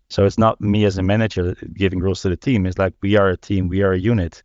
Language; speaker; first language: English; non-native, fluent; Dutch